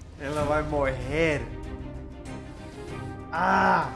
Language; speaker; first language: Portuguese; non-native, learner; Spanish